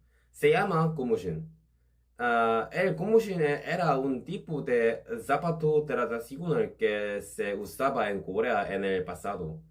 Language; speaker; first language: Spanish; non-native, learner; Korean